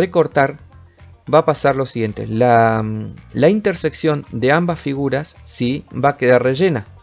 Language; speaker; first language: Spanish; native; Spanish